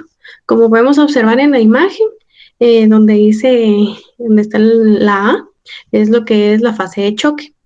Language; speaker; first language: Spanish; native; Spanish